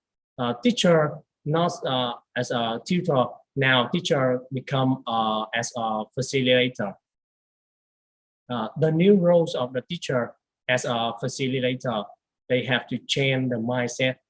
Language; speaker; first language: English; non-native, learner; Vietnamese